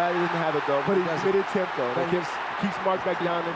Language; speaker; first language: English; native; English